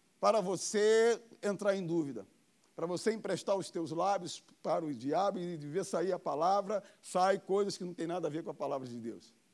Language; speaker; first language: Portuguese; native; Portuguese